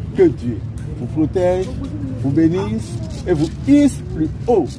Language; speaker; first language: French; non-native, local second language; Fon